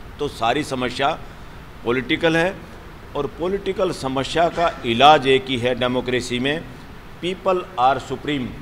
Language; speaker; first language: Hindi; native; Hindi